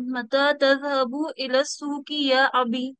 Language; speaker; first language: Arabic; non-native, learner; Urdu